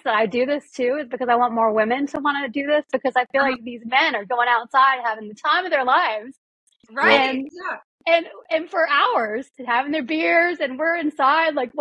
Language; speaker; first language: English; native; English